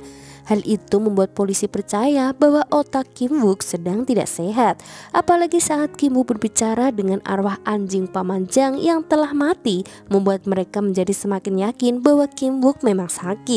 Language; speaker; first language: Indonesian; native; Indonesian